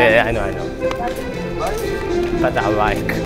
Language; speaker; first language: English; non-native, learner; Japanese